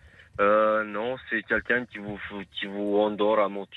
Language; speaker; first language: French; non-native, fluent; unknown